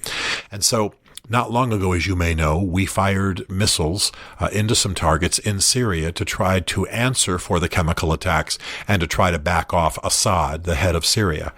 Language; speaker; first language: English; native; English